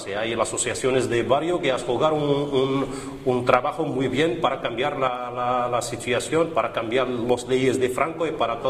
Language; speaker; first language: Spanish; non-native, learner; Arabic